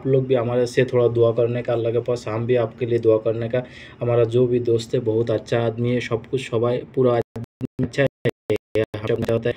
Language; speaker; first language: Hindi; non-native, learner; Bangla